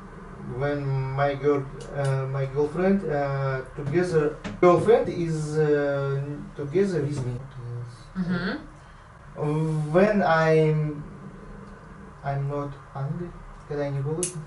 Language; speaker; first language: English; non-native, learner; Russian